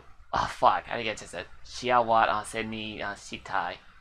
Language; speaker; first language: English; native; English